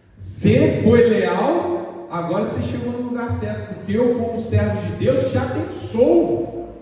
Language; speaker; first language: Portuguese; native; Portuguese